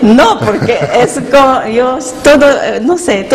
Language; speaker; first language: Spanish; non-native, learner; Korean